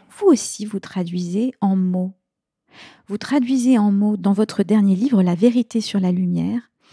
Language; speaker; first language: French; native; French